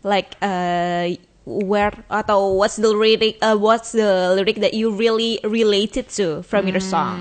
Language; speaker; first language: English; non-native, fluent; Indonesian